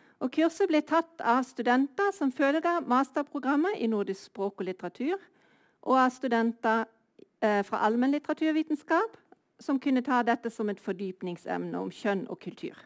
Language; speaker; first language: Norwegian; native; Norwegian